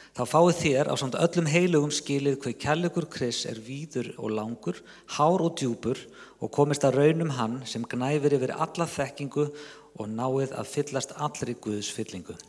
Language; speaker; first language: Icelandic; native; Icelandic